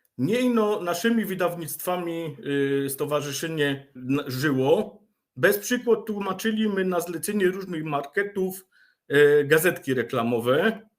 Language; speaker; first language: Polish; native; Polish